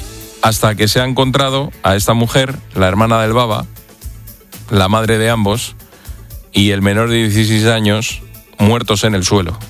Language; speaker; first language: Spanish; native; Spanish